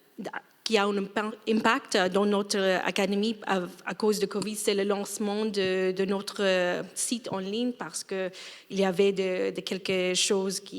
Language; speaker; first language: French; non-native, fluent; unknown